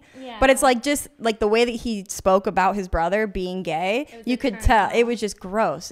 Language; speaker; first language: English; native; English